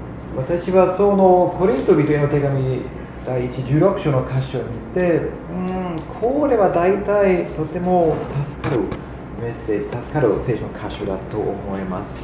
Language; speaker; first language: Japanese; non-native, fluent; German